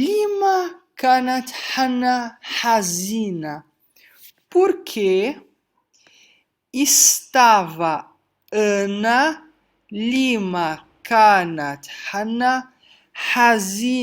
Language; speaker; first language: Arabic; non-native, fluent; Portuguese